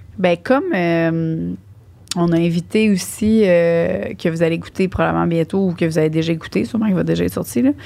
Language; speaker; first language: French; native; French